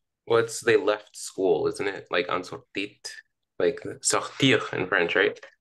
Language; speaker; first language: English; early bilingual, other home language; Spanish